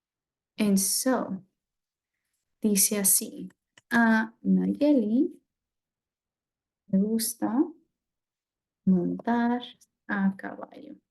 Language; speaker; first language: Spanish; non-native, fluent; English